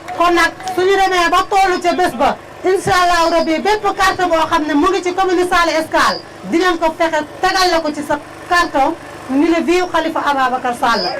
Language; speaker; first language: Wolof; native; Wolof